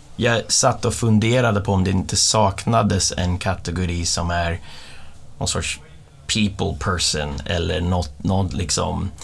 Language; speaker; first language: Swedish; non-native, fluent; English